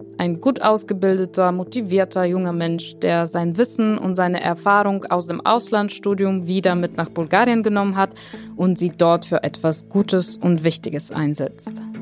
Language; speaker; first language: German; non-native, fluent; Bulgarian